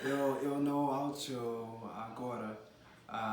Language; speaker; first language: Portuguese; non-native, learner; English